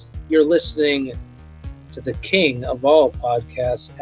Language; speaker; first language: English; native; English